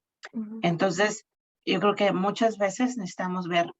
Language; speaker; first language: Spanish; native; Spanish